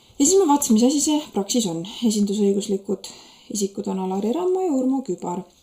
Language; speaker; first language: Estonian; native; Estonian